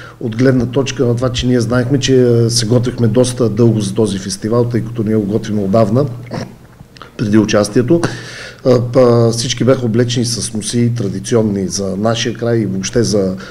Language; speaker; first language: Bulgarian; native; Bulgarian